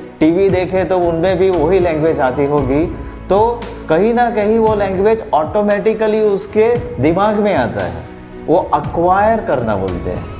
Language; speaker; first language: Hindi; non-native, local second language; Gujarati